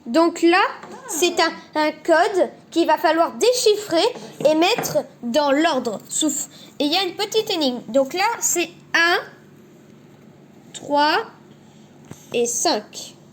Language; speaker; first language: French; native; French